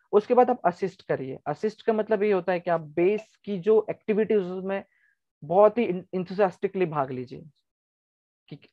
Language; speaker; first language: Hindi; non-native, local second language; Gujarati